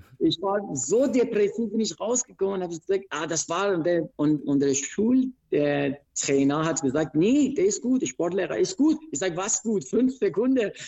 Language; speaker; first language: German; non-native, fluent; Persian